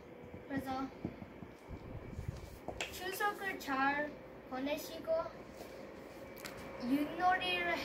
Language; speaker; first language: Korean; early bilingual, heritage; Korean